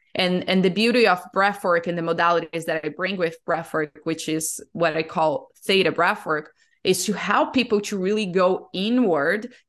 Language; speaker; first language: English; non-native, fluent; Portuguese